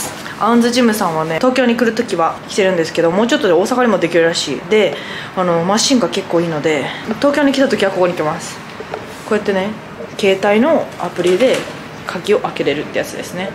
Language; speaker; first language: Japanese; native; Japanese